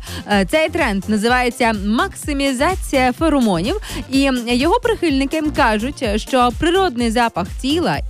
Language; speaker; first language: Ukrainian; native; Ukrainian